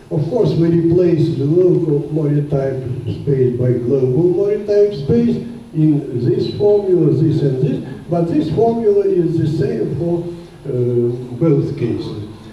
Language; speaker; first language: English; non-native, fluent; Russian